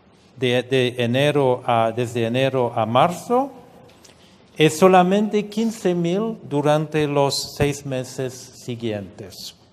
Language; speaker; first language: Spanish; non-native, fluent; French